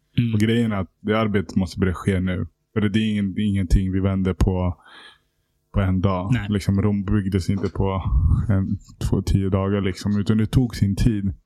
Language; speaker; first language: Swedish; native; Swedish